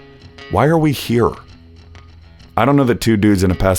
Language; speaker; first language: English; native; English